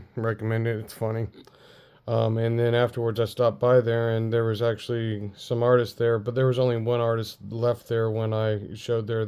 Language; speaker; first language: English; native; English